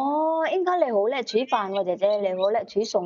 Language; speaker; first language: Cantonese; native; Cantonese